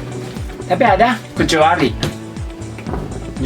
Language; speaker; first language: Indonesian; non-native, fluent; Japanese